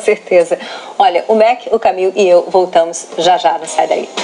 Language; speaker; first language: Portuguese; native; Portuguese